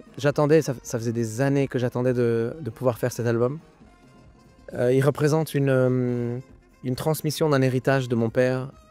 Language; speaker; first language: French; early bilingual, other home language; Arabic